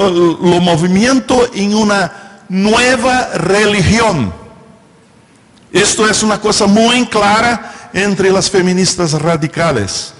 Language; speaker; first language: Spanish; non-native, fluent; Portuguese